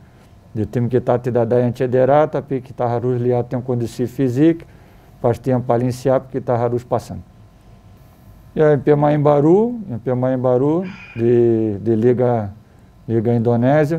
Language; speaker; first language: Indonesian; non-native, fluent; Portuguese